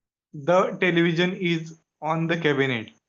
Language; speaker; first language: English; non-native, learner; Hindi